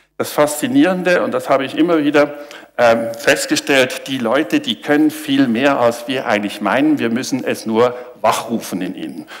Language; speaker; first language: German; native; German